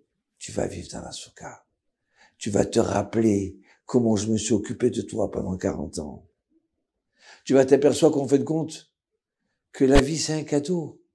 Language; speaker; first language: French; native; French